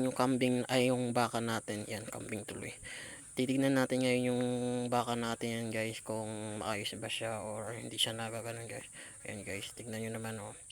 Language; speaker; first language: Filipino; non-native, local second language; Iloko